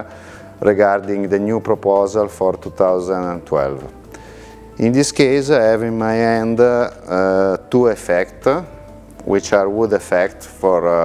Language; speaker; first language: English; non-native, fluent; Italian